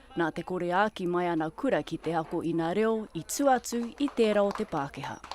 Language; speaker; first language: Māori; native; Māori